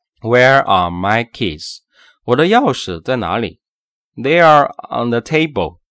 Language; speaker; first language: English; non-native, fluent; Chinese